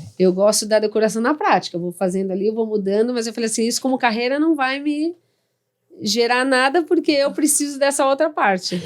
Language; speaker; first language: Portuguese; native; Portuguese